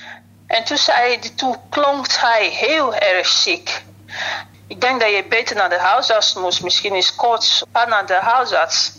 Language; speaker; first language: Dutch; non-native, learner; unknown